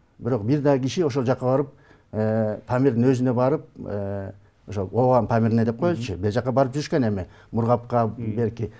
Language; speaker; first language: Kyrgyz; native; Kyrgyz